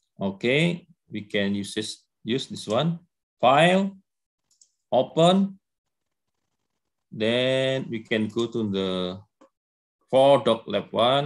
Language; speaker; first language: English; non-native, learner; Indonesian